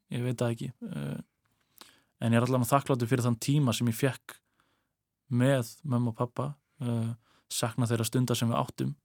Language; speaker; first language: Icelandic; native; Icelandic